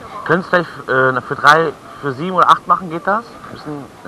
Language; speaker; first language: German; native; German